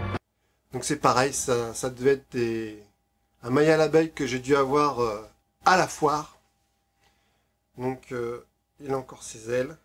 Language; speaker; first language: French; native; French